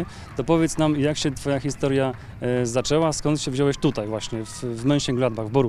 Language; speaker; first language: Polish; native; Polish